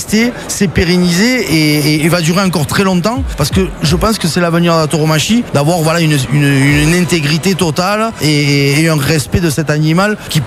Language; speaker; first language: French; native; French